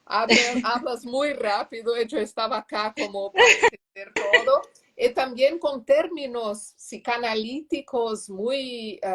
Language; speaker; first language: Spanish; non-native, learner; Portuguese